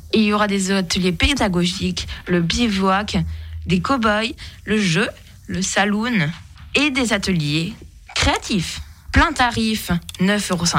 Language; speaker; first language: French; native; French